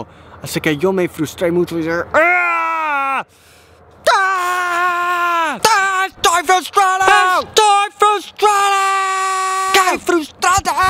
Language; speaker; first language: Spanish; non-native, learner; English